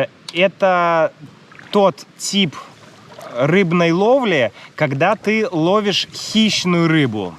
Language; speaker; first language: Russian; native; Russian